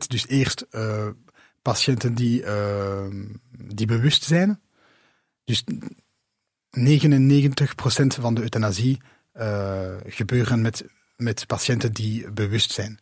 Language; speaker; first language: Dutch; non-native, local second language; French